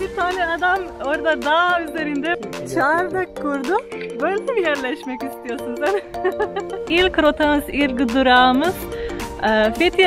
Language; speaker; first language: Turkish; non-native, fluent; Slovenian